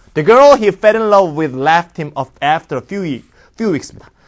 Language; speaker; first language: English; non-native, fluent; Korean